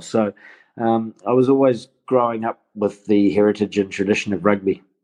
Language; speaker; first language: English; native; English